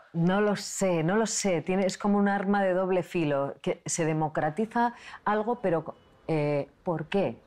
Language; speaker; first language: Spanish; non-native, local second language; Basque